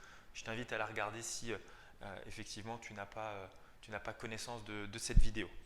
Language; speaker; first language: French; native; French